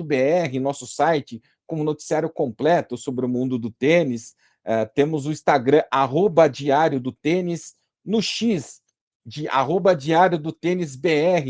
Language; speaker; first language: Portuguese; native; Portuguese